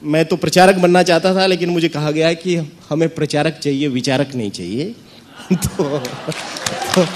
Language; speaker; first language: Hindi; native; Hindi